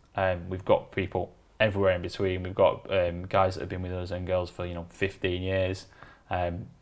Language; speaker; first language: English; native; English